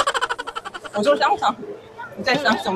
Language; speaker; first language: Chinese; non-native, fluent; Korean